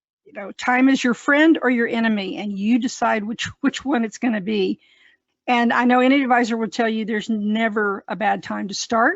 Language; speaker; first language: English; native; English